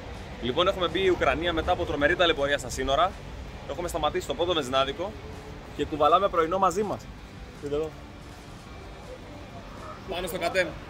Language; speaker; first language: Greek; native; Greek